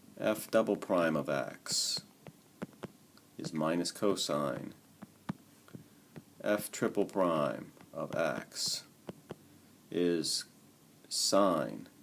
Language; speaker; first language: English; native; English